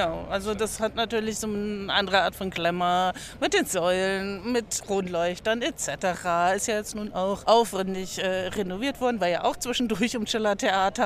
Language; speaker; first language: German; native; German